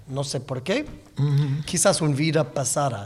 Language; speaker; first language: Spanish; non-native, learner; English